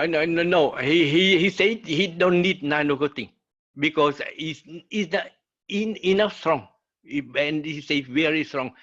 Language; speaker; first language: English; non-native, learner; Vietnamese